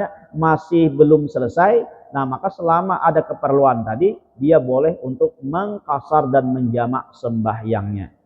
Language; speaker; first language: Indonesian; non-native, local second language; Banjar